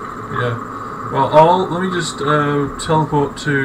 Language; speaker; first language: English; native; English